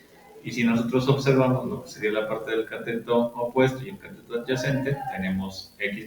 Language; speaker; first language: Spanish; native; Spanish